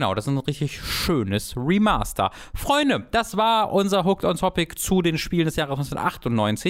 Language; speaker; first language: German; native; German